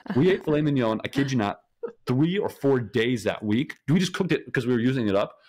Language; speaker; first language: English; native; English